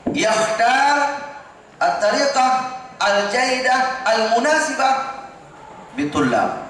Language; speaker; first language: Arabic; non-native, fluent; Indonesian